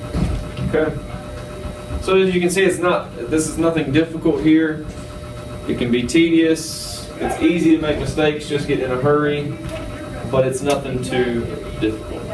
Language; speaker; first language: English; native; English